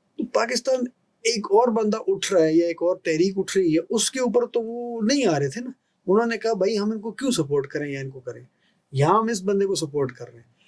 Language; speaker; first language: Urdu; non-native, local second language; Pashto